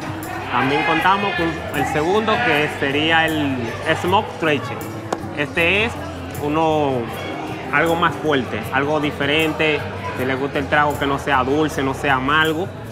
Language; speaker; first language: Spanish; native; Spanish